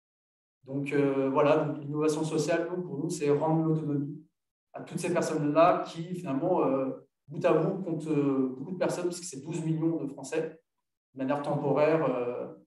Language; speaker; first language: French; native; French